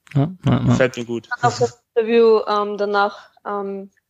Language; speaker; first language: German; native; German